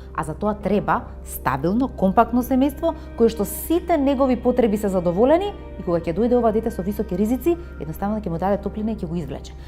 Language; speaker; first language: Macedonian; native; Macedonian